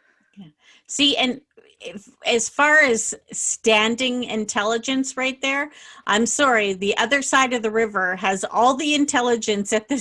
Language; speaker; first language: English; native; English